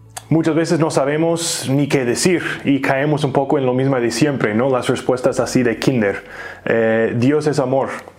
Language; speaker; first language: Spanish; native; Spanish